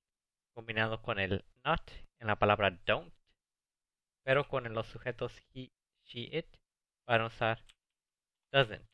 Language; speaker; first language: Spanish; early bilingual, other home language; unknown